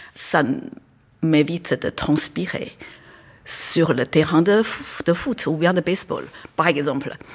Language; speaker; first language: French; non-native, fluent; Chinese